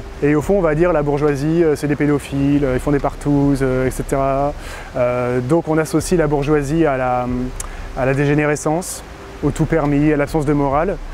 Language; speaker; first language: French; native; French